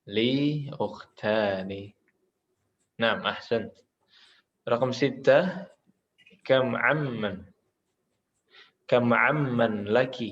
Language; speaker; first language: Arabic; non-native, fluent; Indonesian